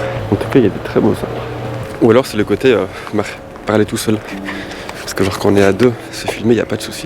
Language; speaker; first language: French; native; French